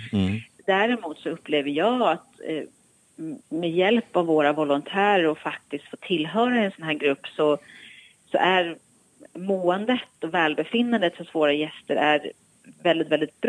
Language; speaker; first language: Swedish; native; Swedish